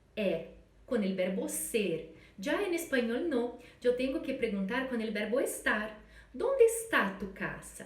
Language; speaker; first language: Spanish; non-native, fluent; Portuguese